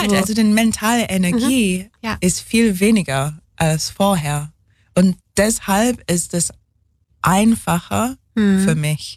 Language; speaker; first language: German; non-native, fluent; English